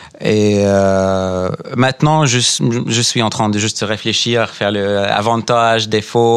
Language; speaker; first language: French; non-native, fluent; Arabic